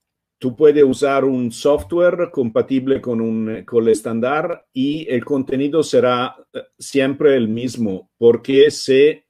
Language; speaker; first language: Spanish; non-native, fluent; Italian